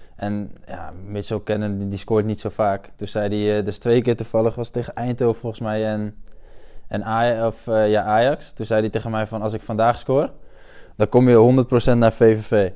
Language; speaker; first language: Dutch; native; Dutch